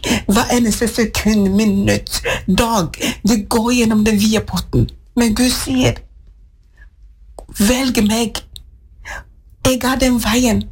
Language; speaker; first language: Norwegian; non-native, fluent; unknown